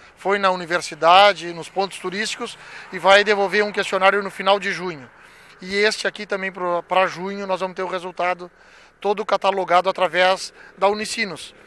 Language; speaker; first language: Portuguese; native; Portuguese